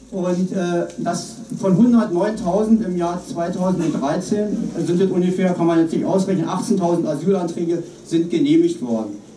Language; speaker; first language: German; native; German